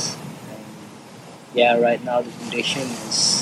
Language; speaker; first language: English; non-native, local second language; Surigaonon